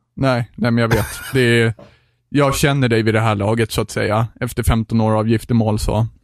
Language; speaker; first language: Swedish; native; Swedish